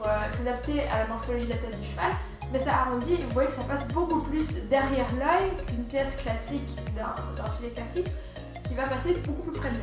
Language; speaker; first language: French; native; French